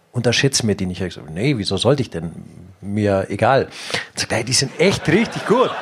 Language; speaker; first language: German; native; German